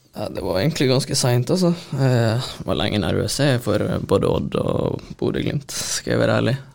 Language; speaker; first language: Norwegian; native; Norwegian